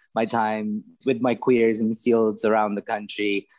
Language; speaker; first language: English; non-native, fluent; Romanian